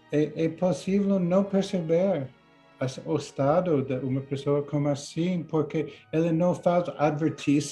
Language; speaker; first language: Portuguese; non-native, learner; English